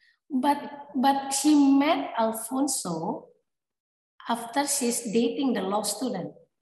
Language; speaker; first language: English; non-native, fluent; Indonesian